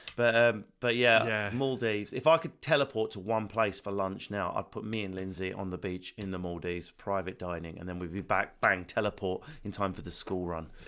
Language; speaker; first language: English; native; English